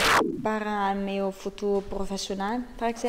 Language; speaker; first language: Catalan; non-native, learner; German